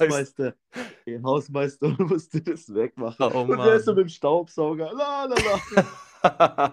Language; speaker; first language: German; native; German